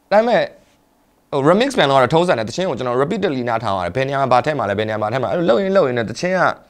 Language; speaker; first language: Burmese; native; Burmese